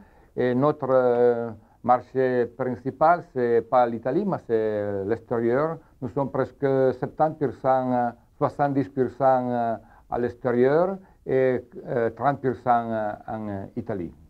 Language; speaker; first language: French; non-native, learner; Italian